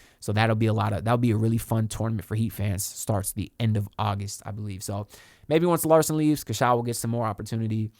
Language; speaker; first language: English; native; English